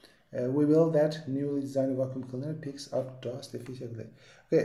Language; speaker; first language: English; non-native, fluent; Azerbaijani